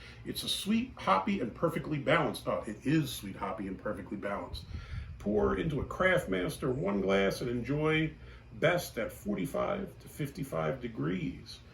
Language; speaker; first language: English; native; English